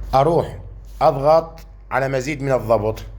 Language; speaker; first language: Arabic; native; Arabic